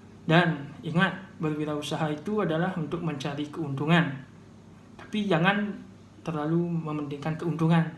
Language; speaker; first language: Indonesian; native; Indonesian